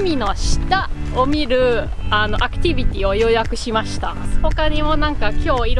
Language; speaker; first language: Japanese; non-native, fluent; German